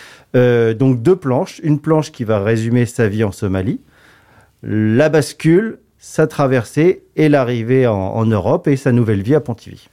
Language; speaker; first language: French; native; French